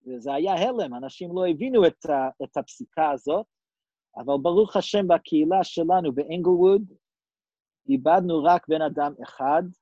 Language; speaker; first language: Hebrew; non-native, fluent; English